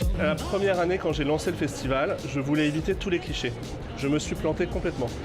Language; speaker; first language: French; native; French